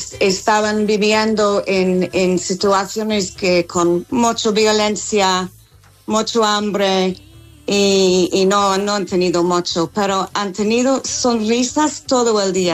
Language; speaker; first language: Spanish; non-native, learner; English